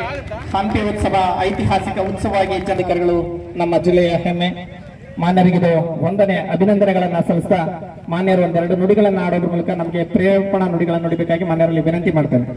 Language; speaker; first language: Kannada; native; Kannada